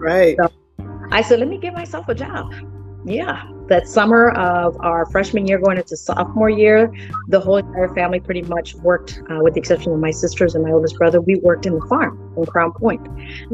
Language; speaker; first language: English; early bilingual, other home language; Spanish